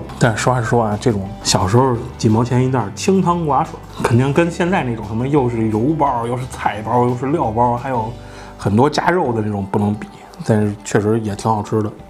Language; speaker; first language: Chinese; native; Chinese